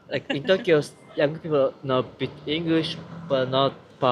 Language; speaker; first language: English; non-native, learner; Japanese